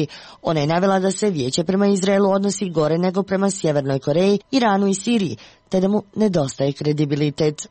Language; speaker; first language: Croatian; native; Croatian